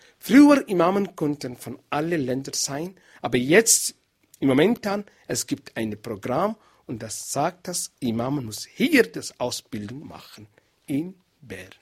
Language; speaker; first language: German; non-native, learner; Arabic